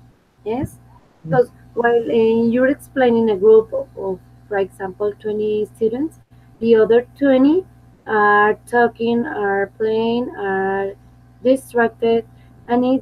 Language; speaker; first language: English; non-native, fluent; Spanish